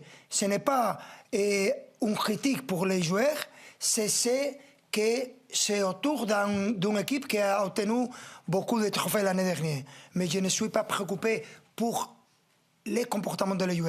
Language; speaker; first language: French; non-native, fluent; Spanish